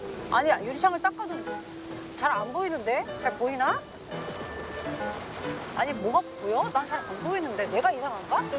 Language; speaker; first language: Korean; native; Korean